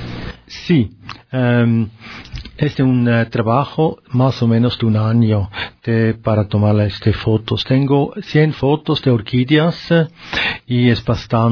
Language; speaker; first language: Spanish; non-native, learner; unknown